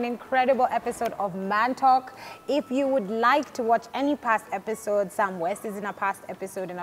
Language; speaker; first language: English; non-native, local second language; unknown